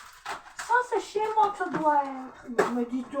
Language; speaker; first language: French; native; French